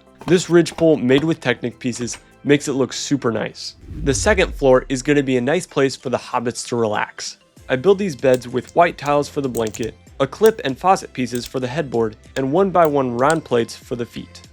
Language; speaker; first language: English; native; English